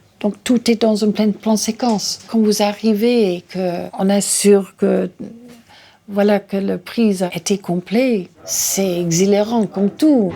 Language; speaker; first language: French; non-native, fluent; English